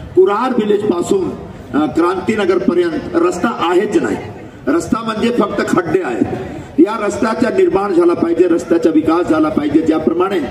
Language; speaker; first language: Marathi; non-native, local second language; Hindi